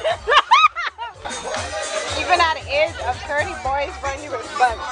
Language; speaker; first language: English; native; English